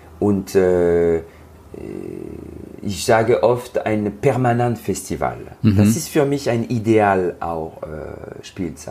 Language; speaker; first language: German; non-native, learner; French